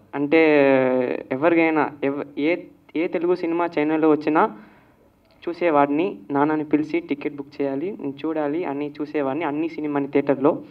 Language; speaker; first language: Telugu; native; Telugu